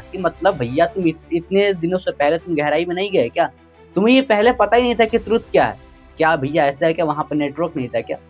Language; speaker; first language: Hindi; native; Hindi